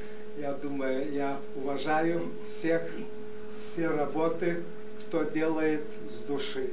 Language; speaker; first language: Russian; non-native, local second language; Lithuanian